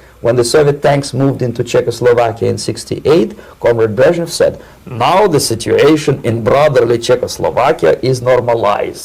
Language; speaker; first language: English; non-native, fluent; Russian